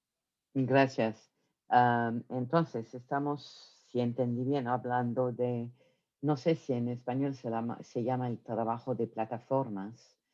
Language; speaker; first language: Spanish; non-native, fluent; French